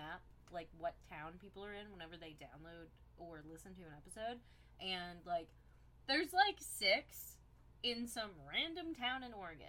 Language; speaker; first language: English; native; English